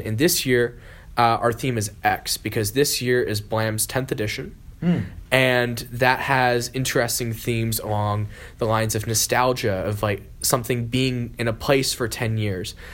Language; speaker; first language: English; native; English